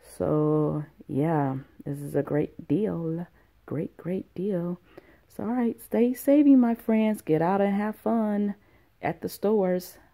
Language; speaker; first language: English; native; English